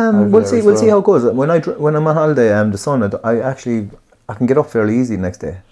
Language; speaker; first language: English; native; English